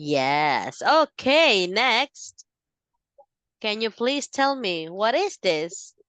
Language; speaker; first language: English; non-native, fluent; Filipino